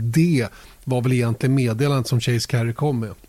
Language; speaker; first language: Swedish; native; Swedish